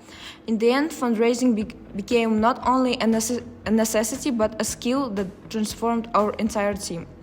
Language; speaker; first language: English; non-native, fluent; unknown